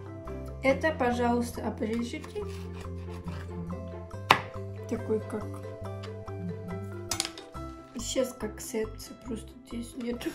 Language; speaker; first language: Russian; early bilingual, heritage; Russian